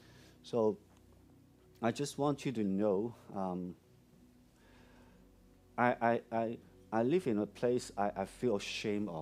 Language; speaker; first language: English; non-native, local second language; Cantonese